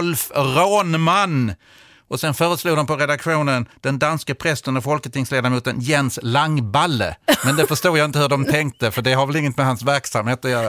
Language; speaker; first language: Swedish; native; Swedish